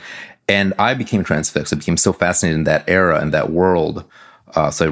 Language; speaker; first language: English; native; English